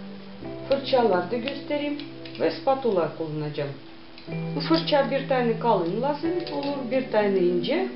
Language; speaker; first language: Turkish; non-native, learner; Russian